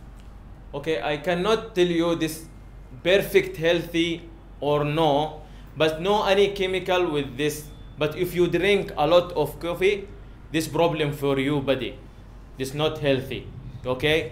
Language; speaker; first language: English; non-native, learner; Arabic